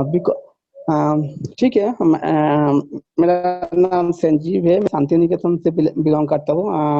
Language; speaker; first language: Hindi; non-native, local second language; Bangla